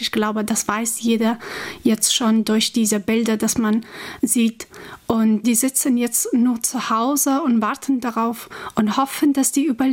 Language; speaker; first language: German; non-native, fluent; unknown